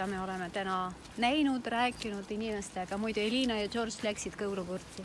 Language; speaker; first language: Estonian; non-native, local second language; Russian